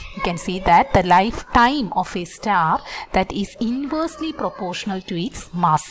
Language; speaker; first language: English; non-native, local second language; Malayalam